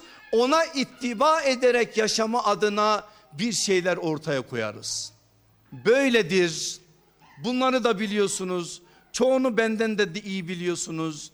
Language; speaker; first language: Turkish; native; Turkish